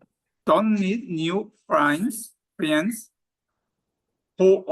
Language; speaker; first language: English; non-native, learner; Spanish